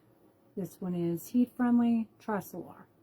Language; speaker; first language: English; native; English